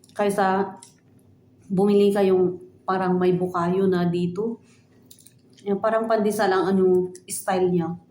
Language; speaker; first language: Filipino; native; Filipino